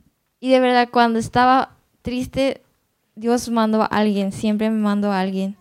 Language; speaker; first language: Spanish; non-native, learner; Japanese